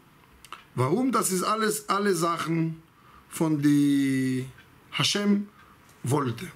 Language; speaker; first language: German; non-native, fluent; Hebrew